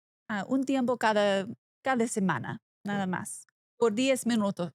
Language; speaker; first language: Spanish; non-native, learner; English